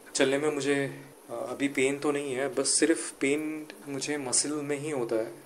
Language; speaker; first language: Hindi; non-native, local second language; Gujarati